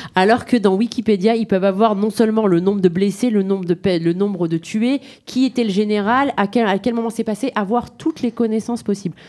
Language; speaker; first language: French; native; French